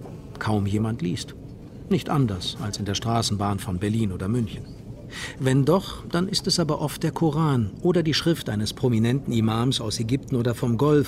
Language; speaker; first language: German; native; German